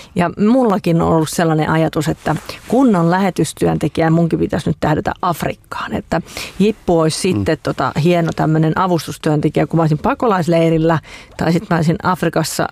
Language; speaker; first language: Finnish; native; Finnish